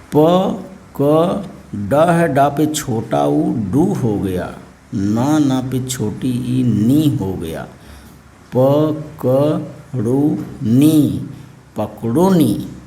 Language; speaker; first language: Hindi; native; Hindi